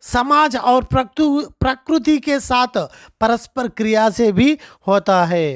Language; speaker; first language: Hindi; non-native, local second language; Telugu